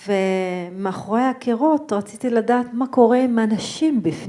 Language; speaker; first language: Hebrew; non-native, local second language; Arabic